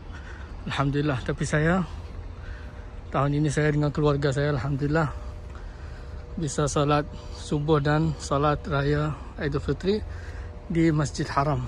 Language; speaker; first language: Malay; early bilingual, heritage; Malay